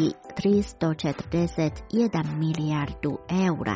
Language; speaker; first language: Croatian; non-native, fluent; Chinese